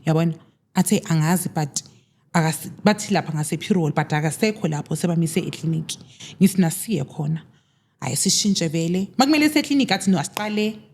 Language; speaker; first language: Zulu; native; Zulu